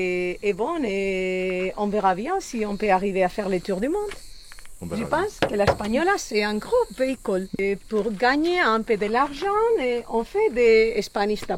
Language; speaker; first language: French; non-native, learner; Spanish